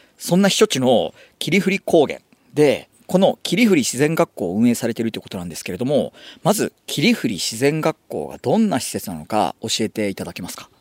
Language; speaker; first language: Japanese; native; Japanese